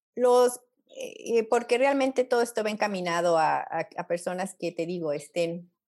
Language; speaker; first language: Spanish; native; Spanish